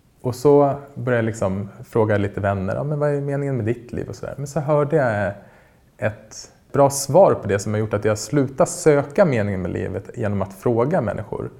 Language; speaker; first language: Swedish; native; Swedish